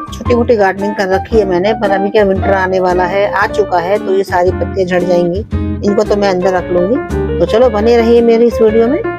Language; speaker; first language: Hindi; native; Hindi